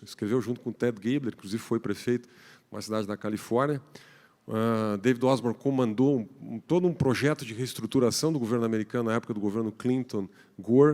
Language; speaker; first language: Portuguese; native; Portuguese